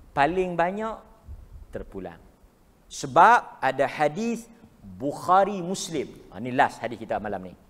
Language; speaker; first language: Malay; native; Malay